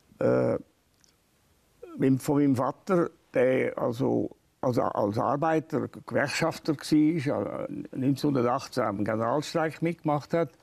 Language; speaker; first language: German; native; German